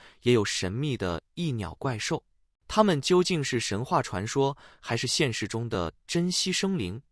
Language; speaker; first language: Chinese; native; Chinese